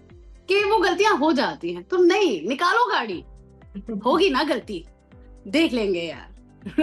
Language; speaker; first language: Hindi; native; Hindi